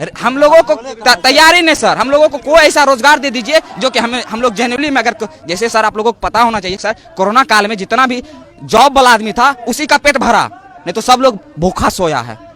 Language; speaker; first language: Hindi; native; Hindi